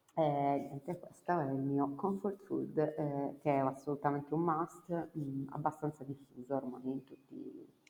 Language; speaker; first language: Italian; native; Italian